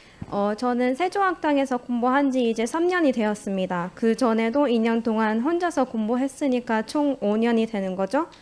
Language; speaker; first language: Korean; non-native, fluent; Arabic